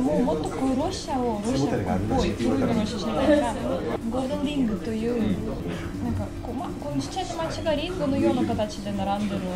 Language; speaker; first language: Japanese; non-native, fluent; Russian